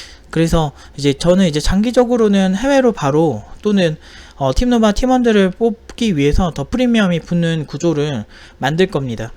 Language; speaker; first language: Korean; native; Korean